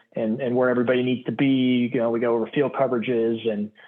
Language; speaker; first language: English; native; English